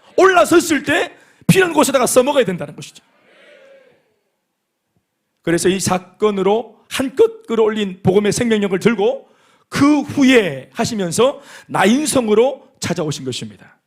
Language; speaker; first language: Korean; native; Korean